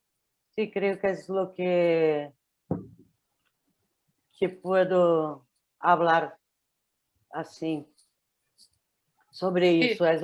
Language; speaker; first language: Spanish; non-native, learner; Portuguese